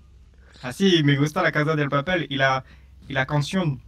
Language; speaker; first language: Spanish; non-native, learner; French